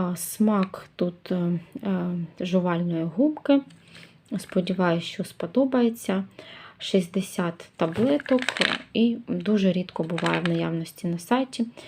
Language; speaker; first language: Ukrainian; native; Ukrainian